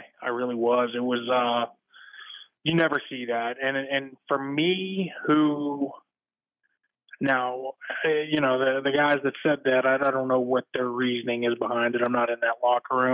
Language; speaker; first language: English; native; English